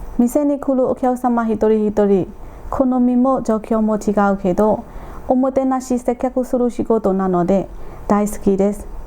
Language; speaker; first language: Japanese; non-native, fluent; Burmese